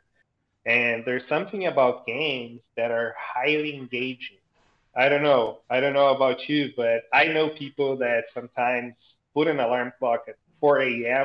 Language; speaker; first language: English; non-native, fluent; Portuguese